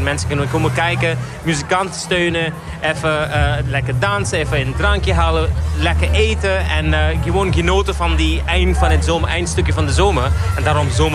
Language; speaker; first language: Dutch; non-native, fluent; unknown